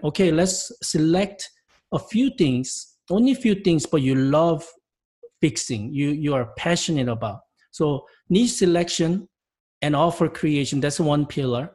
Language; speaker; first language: English; non-native, fluent; Korean